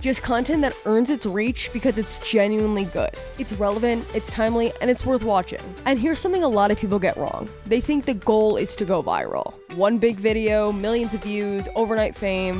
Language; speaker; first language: English; native; English